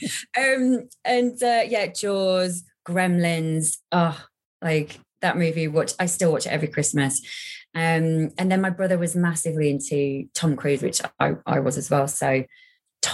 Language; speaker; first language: English; native; English